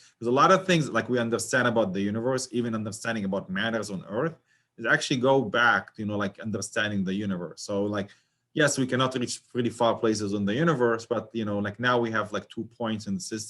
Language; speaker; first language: English; non-native, fluent; Arabic